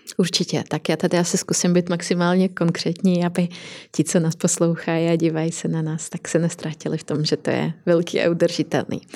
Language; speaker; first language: Czech; non-native, fluent; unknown